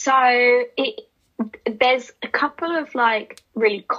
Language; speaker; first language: English; native; English